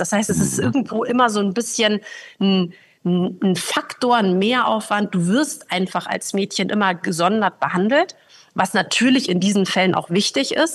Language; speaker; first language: German; native; German